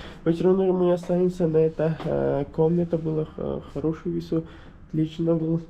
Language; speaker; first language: Russian; non-native, learner; Kyrgyz